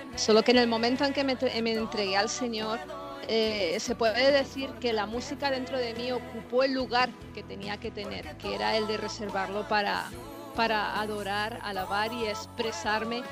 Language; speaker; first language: Spanish; native; Spanish